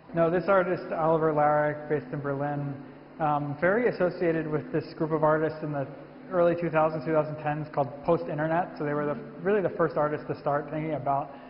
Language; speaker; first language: English; native; English